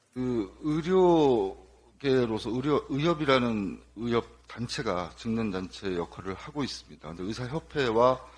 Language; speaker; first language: Korean; native; Korean